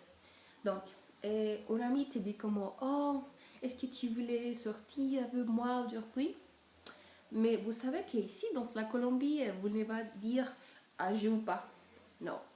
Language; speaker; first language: French; non-native, learner; Spanish